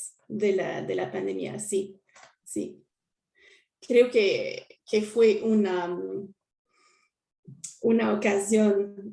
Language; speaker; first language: Spanish; non-native, learner; French